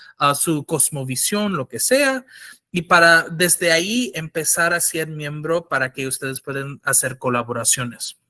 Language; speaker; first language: Spanish; non-native, fluent; English